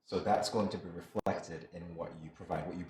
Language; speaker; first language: English; native; English